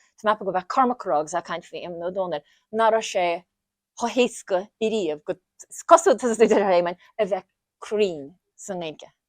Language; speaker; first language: Irish; native; Irish